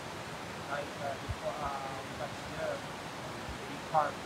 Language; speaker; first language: English; non-native, local second language; Filipino